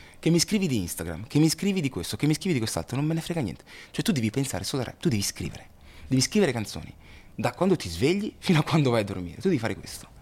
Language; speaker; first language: Italian; early bilingual, other home language; Lingala